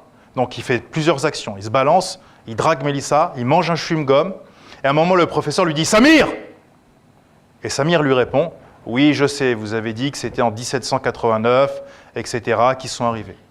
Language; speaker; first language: French; native; French